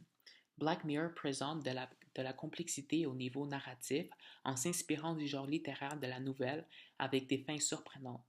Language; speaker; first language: French; native; French